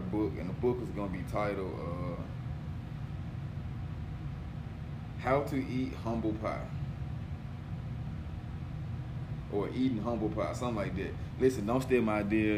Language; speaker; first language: English; native; English